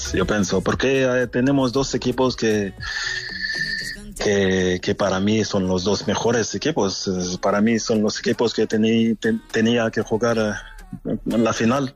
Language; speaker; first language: Spanish; non-native, learner; French